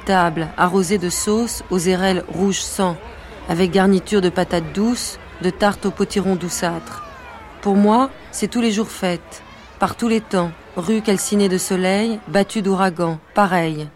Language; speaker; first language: French; native; French